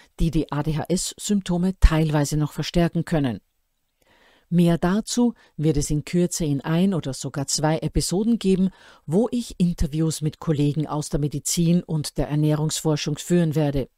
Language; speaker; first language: German; native; German